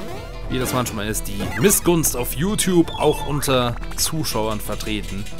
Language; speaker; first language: German; native; German